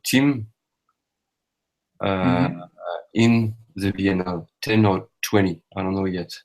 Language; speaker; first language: English; non-native, learner; French